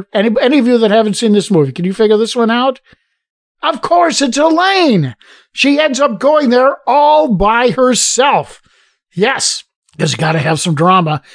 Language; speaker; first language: English; native; English